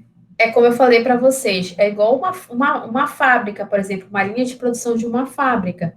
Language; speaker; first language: Portuguese; native; Portuguese